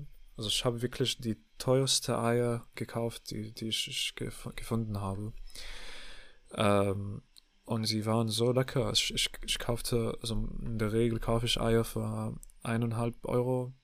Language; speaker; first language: German; non-native, learner; English